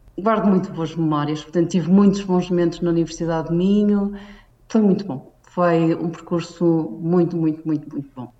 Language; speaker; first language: Portuguese; native; Portuguese